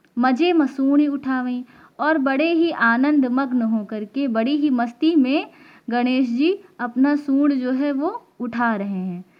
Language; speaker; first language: Hindi; native; Hindi